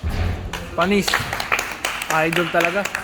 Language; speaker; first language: Filipino; non-native, local second language; Bikol